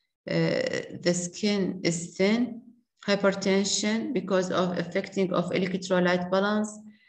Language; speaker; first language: English; non-native, fluent; Arabic